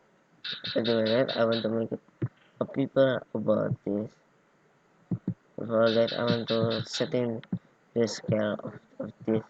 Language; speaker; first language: English; non-native, learner; Indonesian